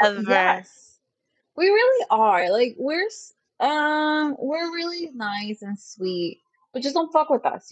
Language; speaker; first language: English; non-native, fluent; Spanish